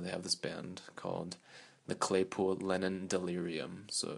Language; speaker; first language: English; native; English